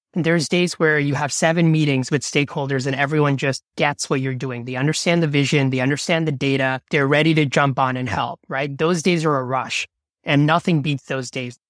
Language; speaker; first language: English; non-native, local second language; Bangla